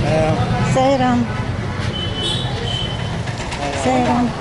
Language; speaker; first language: Russian; native; Russian